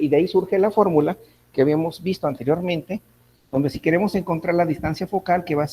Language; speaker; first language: Spanish; native; Spanish